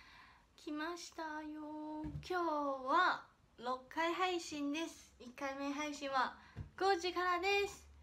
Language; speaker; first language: Japanese; non-native, fluent; Chinese